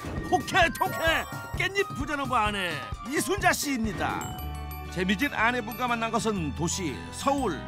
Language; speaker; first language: Korean; native; Korean